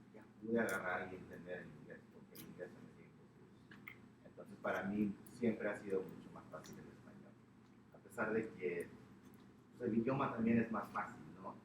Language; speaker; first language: Spanish; early bilingual, heritage; Spanish